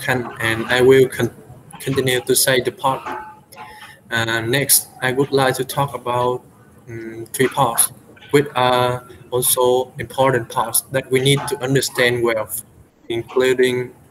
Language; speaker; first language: English; non-native, fluent; Vietnamese